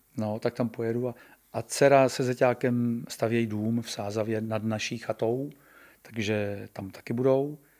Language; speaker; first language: Czech; native; Czech